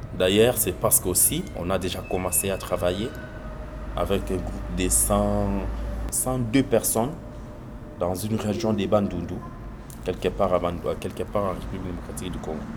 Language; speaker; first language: French; non-native, local second language; Lingala